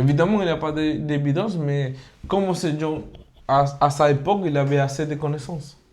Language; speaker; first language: French; non-native, fluent; Spanish